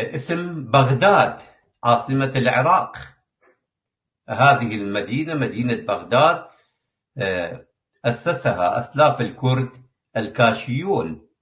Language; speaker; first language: Arabic; non-native, local second language; Kurdish